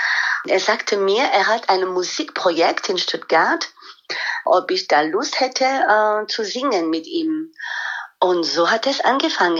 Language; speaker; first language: German; non-native, fluent; French